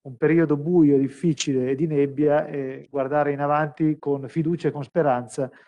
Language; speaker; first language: Italian; native; Italian